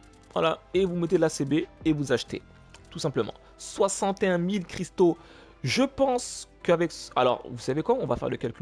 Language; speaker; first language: French; native; French